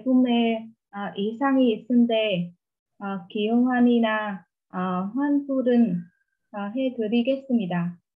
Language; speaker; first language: Korean; non-native, learner; Vietnamese